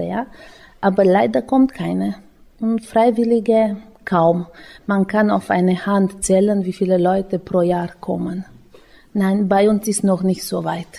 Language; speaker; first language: German; non-native, local second language; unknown